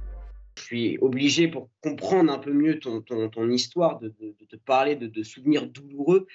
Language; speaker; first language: French; native; French